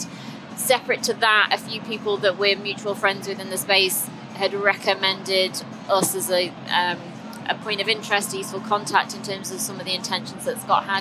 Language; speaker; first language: English; native; English